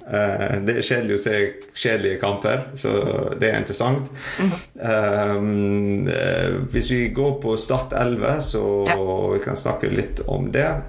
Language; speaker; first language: Norwegian; non-native, fluent; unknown